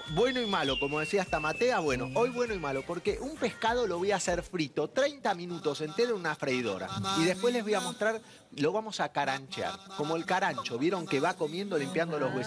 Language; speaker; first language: Spanish; native; Spanish